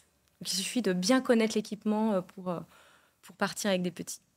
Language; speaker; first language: French; native; French